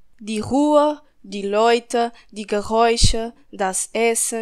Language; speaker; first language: German; non-native, learner; Portuguese